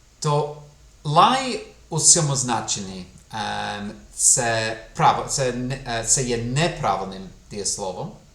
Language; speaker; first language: Ukrainian; non-native, fluent; English